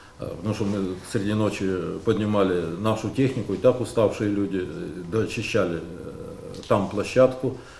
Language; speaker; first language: Russian; native; Russian